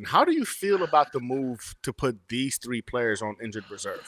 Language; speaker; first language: English; native; English